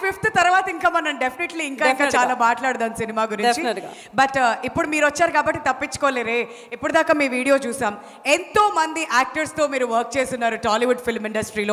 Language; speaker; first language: Telugu; native; Telugu